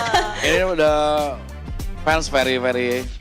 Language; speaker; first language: English; non-native, learner; Indonesian